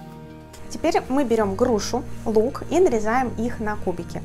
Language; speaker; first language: Russian; native; Russian